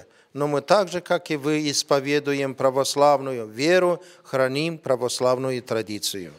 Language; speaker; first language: Russian; non-native, fluent; Romanian